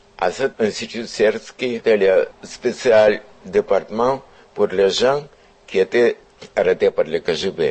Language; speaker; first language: French; non-native, fluent; Russian